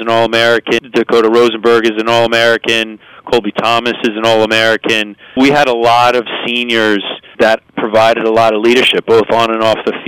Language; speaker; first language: English; native; English